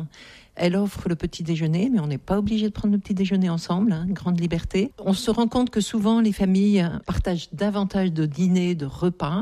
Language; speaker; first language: French; native; French